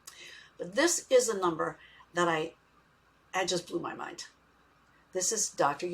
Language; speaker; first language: English; native; English